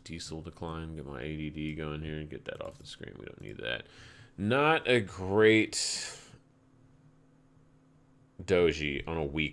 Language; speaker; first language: English; native; English